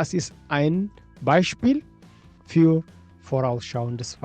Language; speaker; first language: German; non-native, fluent; Amharic